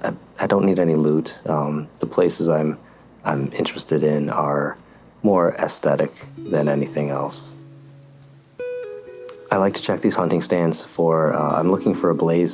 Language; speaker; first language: English; native; English